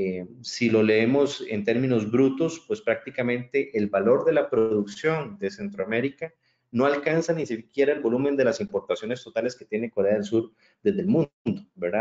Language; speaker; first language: Spanish; native; Spanish